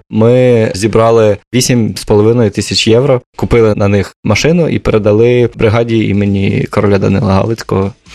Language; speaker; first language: Ukrainian; native; Ukrainian